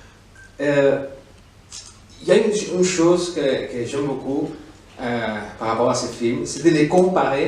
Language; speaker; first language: French; non-native, fluent; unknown